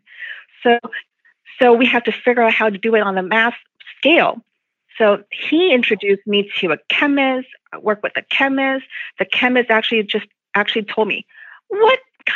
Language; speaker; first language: English; non-native, local second language; Cantonese